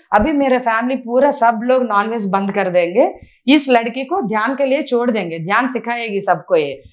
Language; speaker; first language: Hindi; non-native, local second language; Telugu